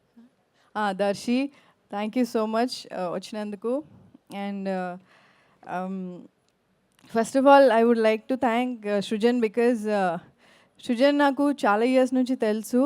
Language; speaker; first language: Telugu; native; Telugu